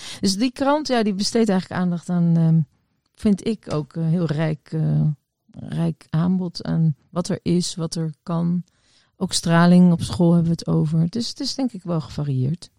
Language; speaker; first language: Dutch; native; Dutch